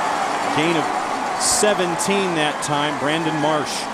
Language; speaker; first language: English; native; English